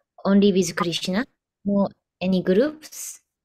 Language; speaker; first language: English; non-native, learner; Japanese